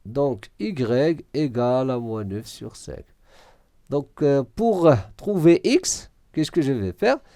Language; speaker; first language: French; non-native, local second language; Arabic